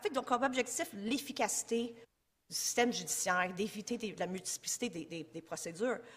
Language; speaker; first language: French; native; French